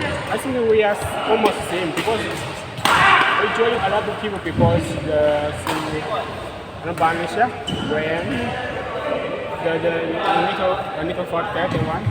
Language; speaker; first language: English; non-native, learner; Filipino